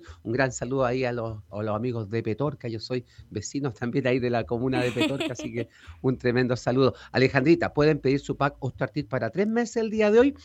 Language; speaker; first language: Spanish; native; Spanish